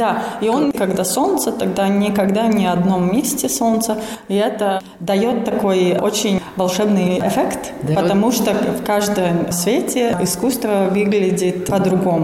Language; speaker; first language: Russian; non-native, local second language; Latvian